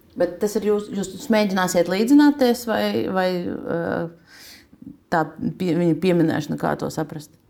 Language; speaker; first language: Latvian; non-native, local second language; Russian